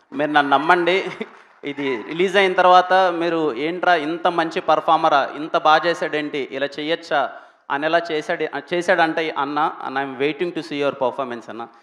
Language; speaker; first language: Telugu; native; Telugu